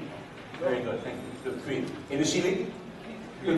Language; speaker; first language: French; non-native, fluent; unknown